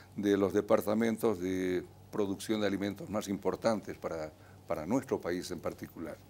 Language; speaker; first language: Spanish; native; Spanish